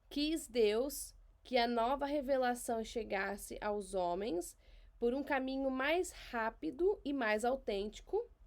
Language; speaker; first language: Portuguese; native; Portuguese